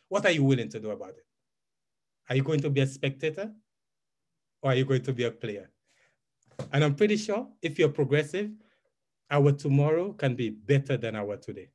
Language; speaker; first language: English; native; English